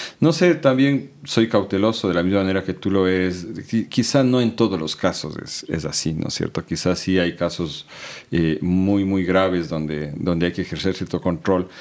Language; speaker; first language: Spanish; native; Spanish